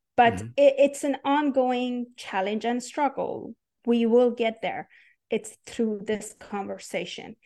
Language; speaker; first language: English; non-native, fluent; Persian